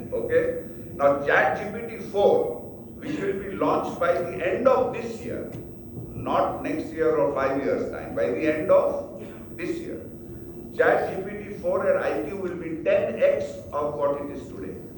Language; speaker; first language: English; non-native, local second language; Bangla